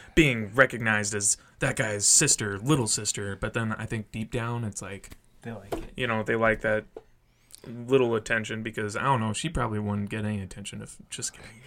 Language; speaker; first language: English; native; English